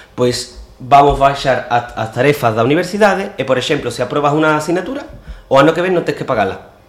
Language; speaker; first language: Galician; non-native, local second language; Spanish